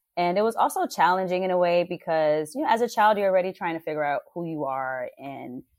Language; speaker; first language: English; native; English